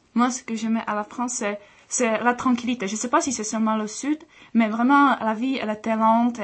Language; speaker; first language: French; non-native, fluent; Czech